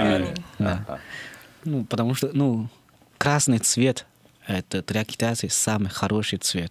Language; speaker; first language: Russian; non-native, learner; Chinese